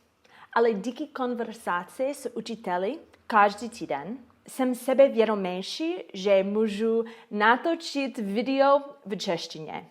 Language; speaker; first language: Czech; non-native, learner; English